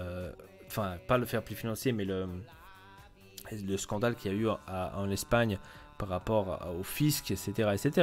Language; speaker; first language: French; native; French